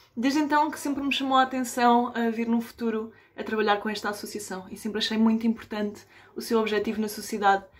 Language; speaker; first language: Portuguese; early bilingual, other home language; Spanish